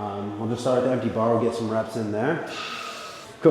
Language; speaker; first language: English; native; English